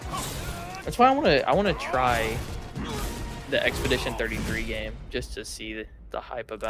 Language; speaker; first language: English; native; English